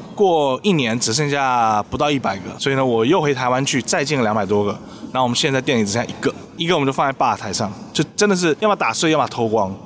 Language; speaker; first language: Chinese; native; Chinese